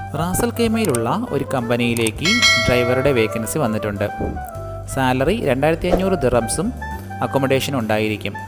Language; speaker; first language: Malayalam; native; Malayalam